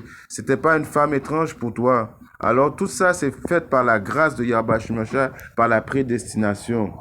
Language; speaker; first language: French; native; French